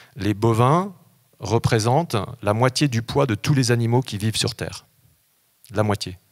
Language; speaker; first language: French; native; French